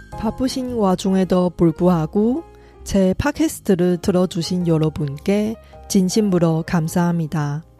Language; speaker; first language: Korean; non-native, fluent; Chinese